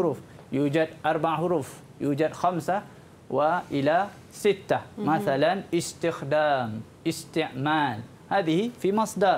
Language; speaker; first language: Arabic; non-native, fluent; Malay